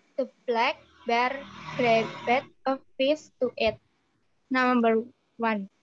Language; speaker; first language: English; non-native, learner; Indonesian